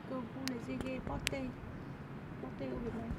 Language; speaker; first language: French; non-native, learner; Vietnamese